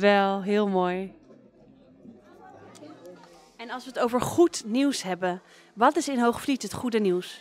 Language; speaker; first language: Dutch; native; Dutch